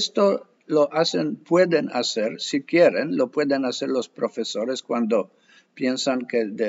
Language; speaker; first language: Spanish; non-native, fluent; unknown